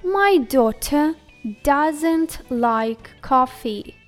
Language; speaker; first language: English; non-native, fluent; Ukrainian